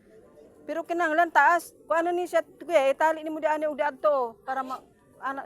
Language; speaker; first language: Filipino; non-native, local second language; Cebuano